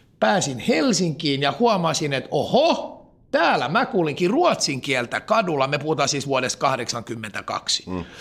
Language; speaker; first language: Finnish; non-native, local second language; Swedish